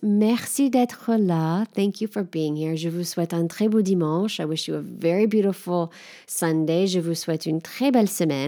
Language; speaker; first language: French; non-native, fluent; English